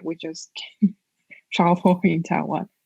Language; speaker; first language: English; non-native, learner; Chinese